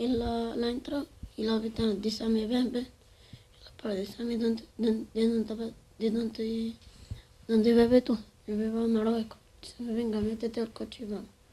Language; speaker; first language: Spanish; non-native, learner; Arabic